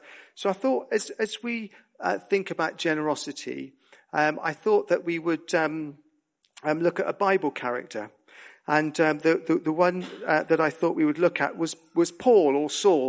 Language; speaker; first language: English; native; English